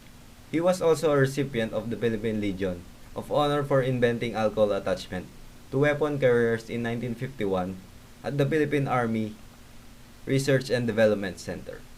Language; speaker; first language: English; non-native, local second language; Filipino